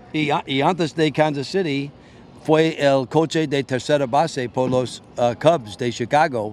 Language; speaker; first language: Spanish; non-native, learner; English